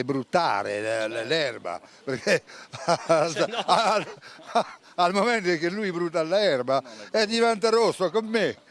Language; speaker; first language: Italian; non-native, fluent; French